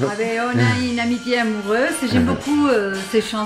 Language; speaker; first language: French; non-native, fluent; Spanish